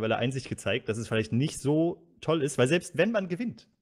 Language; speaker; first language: German; native; German